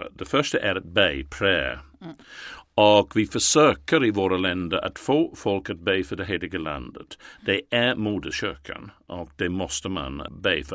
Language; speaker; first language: Swedish; non-native, fluent; English